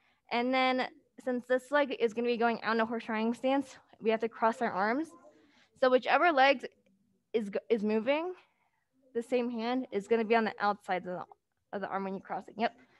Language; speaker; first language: English; native; English